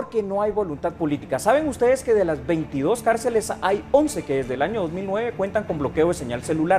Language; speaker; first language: Spanish; native; Spanish